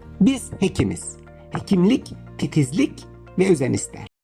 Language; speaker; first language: Turkish; native; Turkish